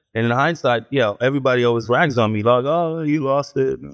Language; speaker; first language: English; early bilingual, heritage; Hebrew